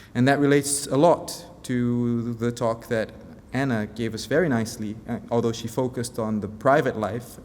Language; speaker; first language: English; non-native, fluent; Portuguese